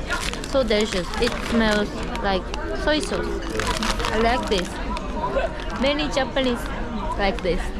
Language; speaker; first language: English; non-native, learner; Japanese